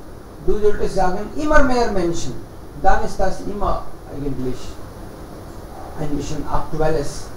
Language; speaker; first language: German; non-native, fluent; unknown